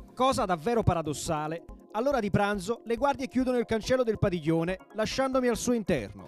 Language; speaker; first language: Italian; native; Italian